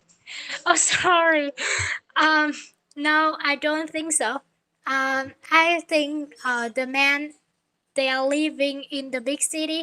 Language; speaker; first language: English; non-native, learner; Vietnamese